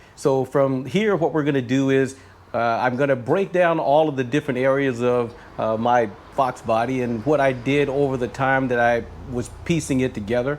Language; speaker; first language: English; native; English